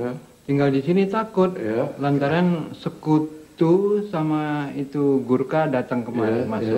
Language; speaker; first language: Indonesian; non-native, local second language; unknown